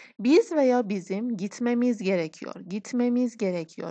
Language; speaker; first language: Turkish; non-native, fluent; Persian